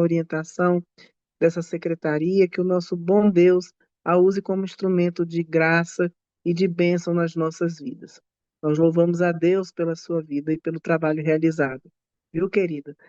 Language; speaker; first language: Portuguese; native; Portuguese